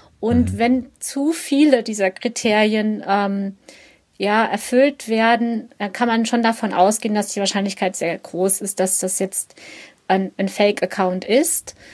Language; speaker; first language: German; native; German